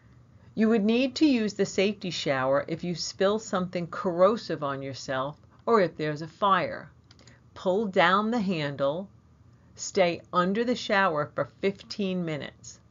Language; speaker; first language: English; native; English